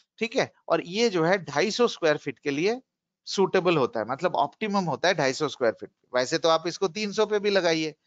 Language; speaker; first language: Hindi; non-native, local second language; Bangla